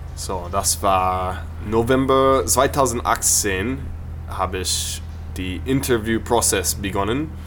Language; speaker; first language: German; non-native, learner; English